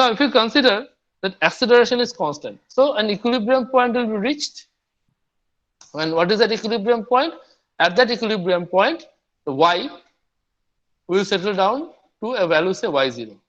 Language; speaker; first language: English; non-native, local second language; Bangla